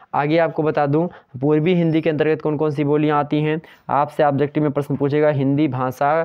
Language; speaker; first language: Hindi; native; Hindi